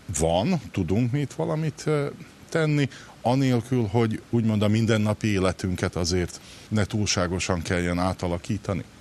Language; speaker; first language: Hungarian; native; Hungarian